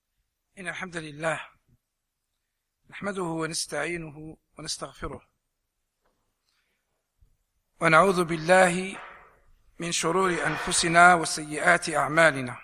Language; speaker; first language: Arabic; non-native, local second language; Kabyle